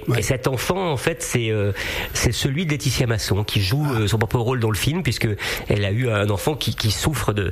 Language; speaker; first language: French; native; French